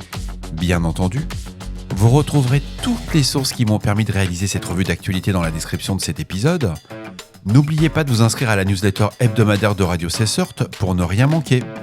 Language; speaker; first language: French; native; French